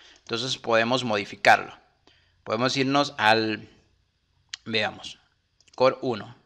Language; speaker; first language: Spanish; native; Spanish